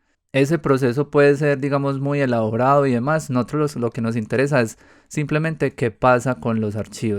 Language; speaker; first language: Spanish; native; Spanish